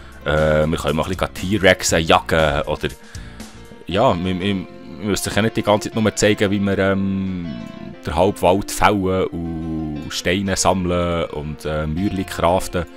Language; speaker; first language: German; native; German